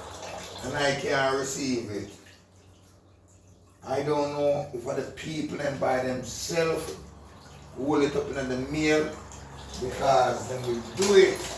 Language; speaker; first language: English; non-native, local second language; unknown